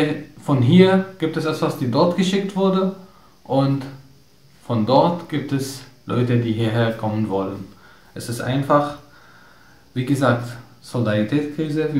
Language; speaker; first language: German; non-native, learner; Arabic